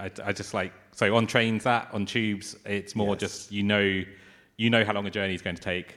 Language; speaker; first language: English; native; English